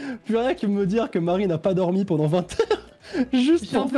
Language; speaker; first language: French; native; French